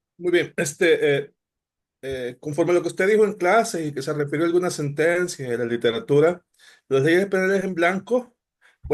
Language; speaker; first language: Spanish; native; Spanish